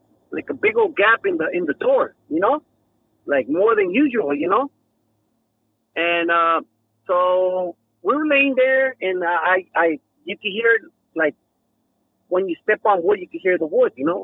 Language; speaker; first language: English; early bilingual, other home language; Spanish